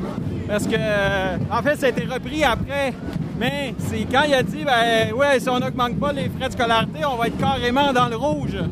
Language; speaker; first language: French; native; French